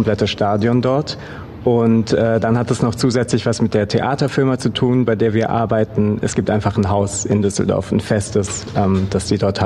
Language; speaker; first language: German; native; German